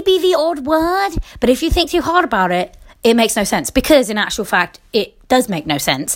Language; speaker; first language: English; native; English